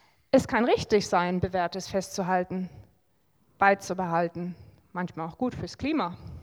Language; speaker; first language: German; native; German